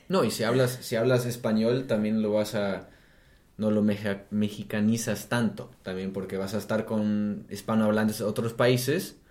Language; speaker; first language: Spanish; non-native, fluent; German